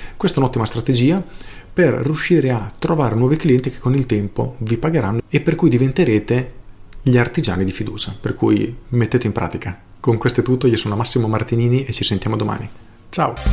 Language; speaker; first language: Italian; native; Italian